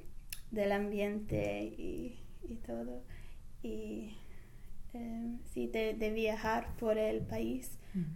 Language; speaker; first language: Spanish; non-native, fluent; English